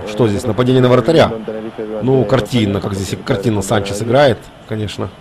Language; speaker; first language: Russian; native; Russian